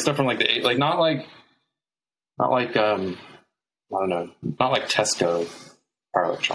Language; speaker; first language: English; native; English